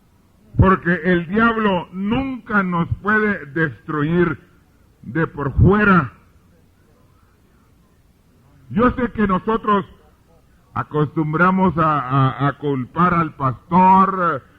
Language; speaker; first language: Spanish; early bilingual, heritage; Spanish